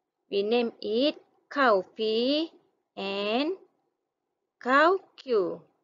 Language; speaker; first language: English; non-native, local second language; Malay